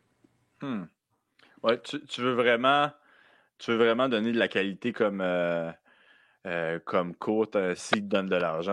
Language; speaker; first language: French; native; French